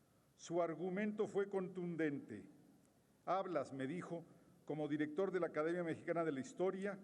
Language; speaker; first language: Spanish; native; Spanish